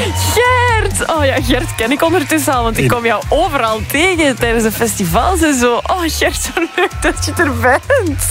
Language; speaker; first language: Dutch; native; Dutch